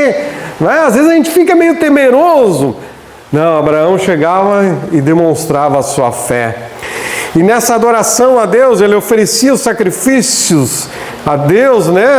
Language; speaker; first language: Portuguese; native; Portuguese